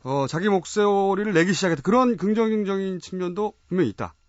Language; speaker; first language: Korean; native; Korean